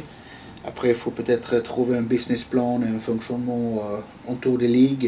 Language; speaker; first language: French; non-native, fluent; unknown